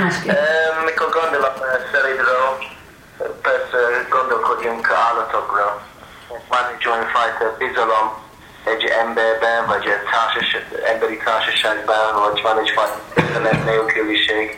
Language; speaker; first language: Hungarian; non-native, learner; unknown